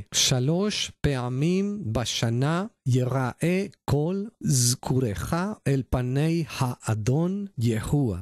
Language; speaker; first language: Hebrew; non-native, learner; Spanish